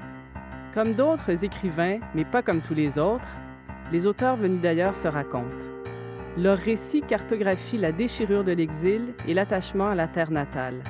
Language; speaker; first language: French; native; French